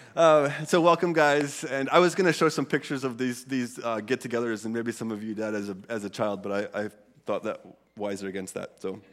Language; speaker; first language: English; early bilingual, other home language; Swedish